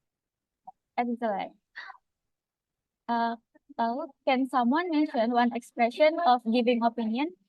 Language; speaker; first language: English; non-native, fluent; Indonesian